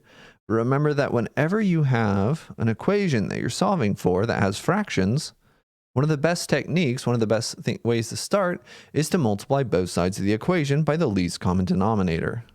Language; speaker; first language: English; native; English